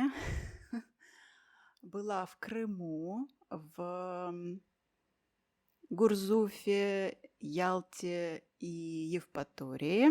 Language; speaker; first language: Russian; native; Russian